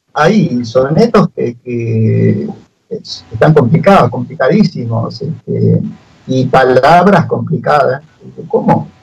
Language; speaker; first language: Spanish; native; Spanish